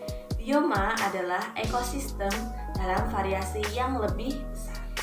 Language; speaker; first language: Indonesian; native; Indonesian